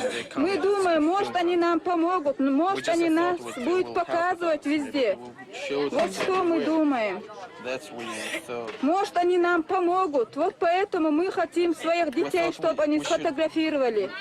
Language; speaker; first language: Russian; non-native, local second language; Chechen